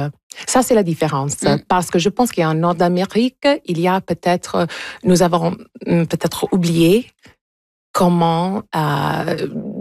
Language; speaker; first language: French; non-native, fluent; English